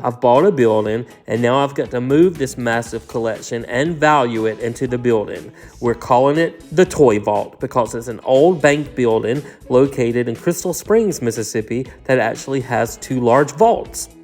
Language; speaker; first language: English; native; English